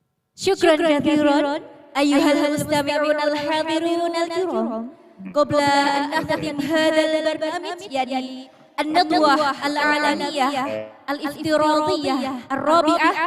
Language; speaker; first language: Arabic; non-native, fluent; Indonesian